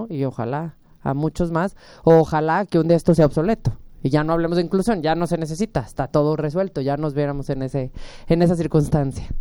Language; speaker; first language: Spanish; native; Spanish